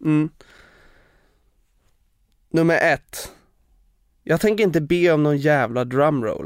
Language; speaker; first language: Swedish; native; Swedish